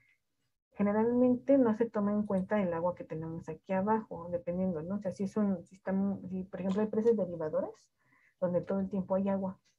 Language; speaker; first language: Spanish; native; Spanish